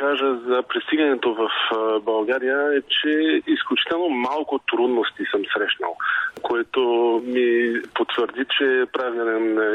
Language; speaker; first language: Bulgarian; non-native, fluent; French